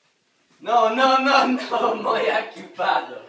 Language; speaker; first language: Spanish; non-native, learner; English